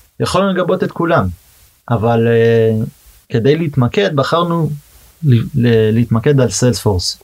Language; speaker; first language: Hebrew; early bilingual, heritage; Hebrew